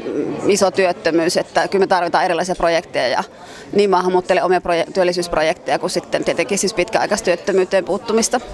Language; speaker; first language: Finnish; native; Finnish